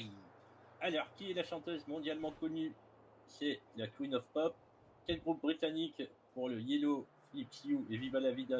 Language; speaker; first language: French; native; French